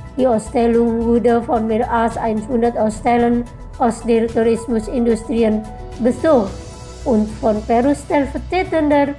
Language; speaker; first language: German; non-native, fluent; Indonesian